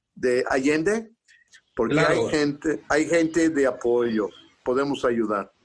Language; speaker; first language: Spanish; early bilingual, heritage; Spanish